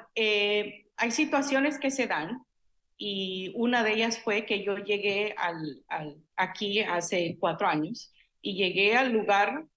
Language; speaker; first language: Spanish; native; Spanish